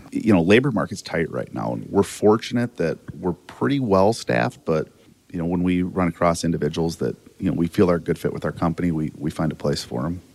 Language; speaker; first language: English; native; English